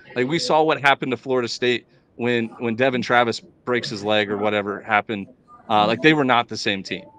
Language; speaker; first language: English; native; English